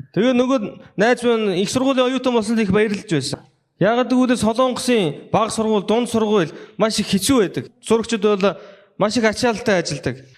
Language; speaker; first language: Mongolian; non-native, fluent; Korean